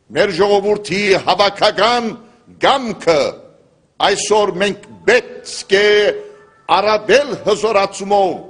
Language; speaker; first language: Armenian; early bilingual, heritage; Armenian